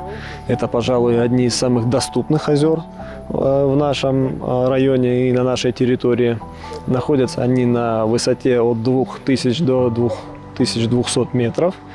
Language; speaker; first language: Russian; native; Russian